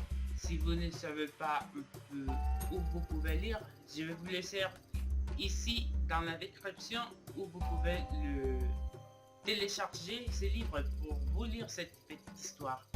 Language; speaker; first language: French; non-native, learner; Spanish